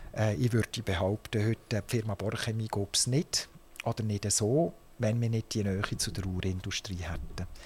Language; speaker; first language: German; native; German